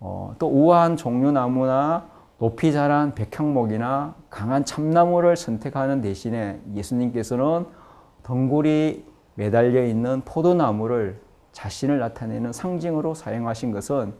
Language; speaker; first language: Korean; native; Korean